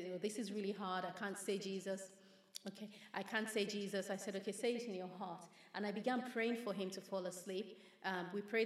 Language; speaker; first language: English; non-native, local second language; Yoruba